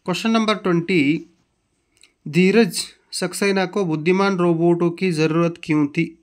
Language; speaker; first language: Hindi; non-native, local second language; Kannada